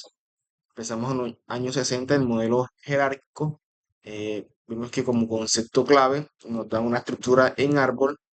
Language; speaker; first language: Spanish; native; Spanish